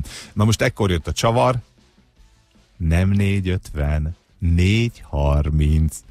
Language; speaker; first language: Hungarian; native; Hungarian